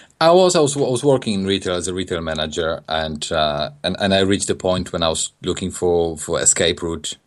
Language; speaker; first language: English; non-native, fluent; Polish